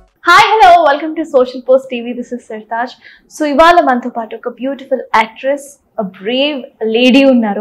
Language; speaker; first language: Telugu; native; Telugu